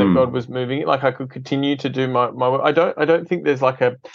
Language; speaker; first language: English; native; English